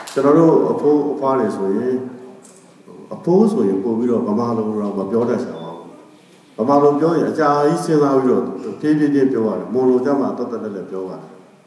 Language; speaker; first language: Burmese; native; Burmese